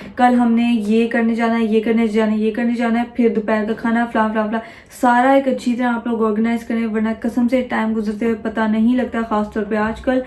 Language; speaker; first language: Urdu; early bilingual, heritage; Urdu